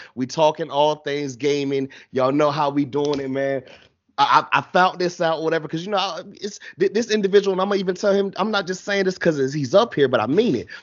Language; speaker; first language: English; native; English